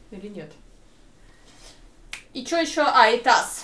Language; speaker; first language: Russian; native; Russian